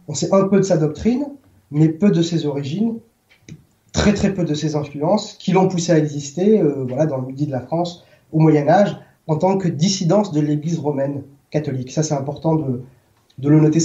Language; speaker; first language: French; native; French